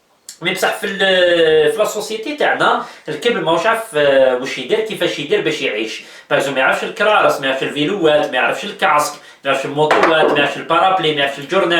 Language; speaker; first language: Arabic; native; Arabic